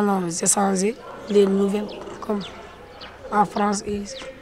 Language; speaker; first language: French; non-native, local second language; Fula